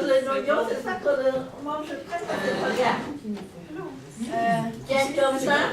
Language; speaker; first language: French; non-native, learner; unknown